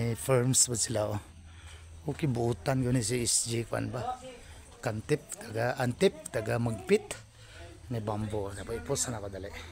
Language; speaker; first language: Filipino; non-native, local second language; Hiligaynon